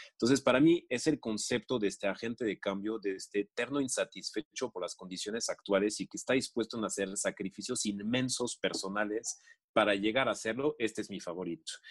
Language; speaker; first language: Spanish; non-native, fluent; French